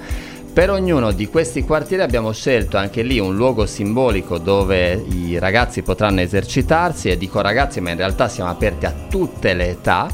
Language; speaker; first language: Italian; native; Italian